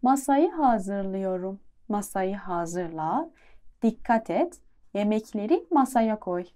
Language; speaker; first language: Turkish; non-native, fluent; Persian